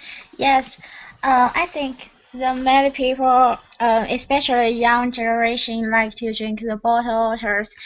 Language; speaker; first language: English; non-native, learner; Chinese